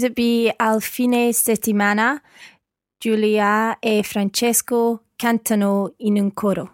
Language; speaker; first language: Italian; non-native, learner; English